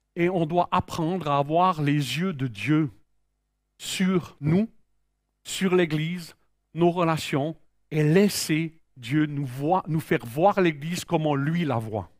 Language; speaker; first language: French; native; French